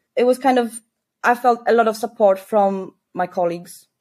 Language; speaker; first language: English; non-native, fluent; Polish